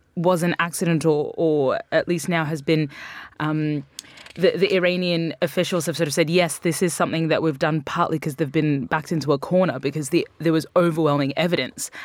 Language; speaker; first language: English; native; English